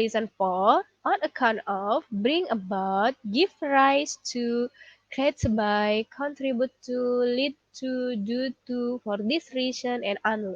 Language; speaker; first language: English; non-native, learner; Indonesian